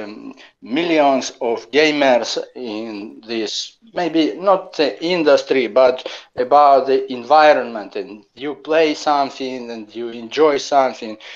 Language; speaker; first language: English; non-native, learner; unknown